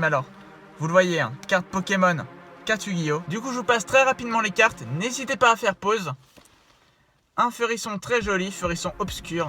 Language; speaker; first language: French; native; French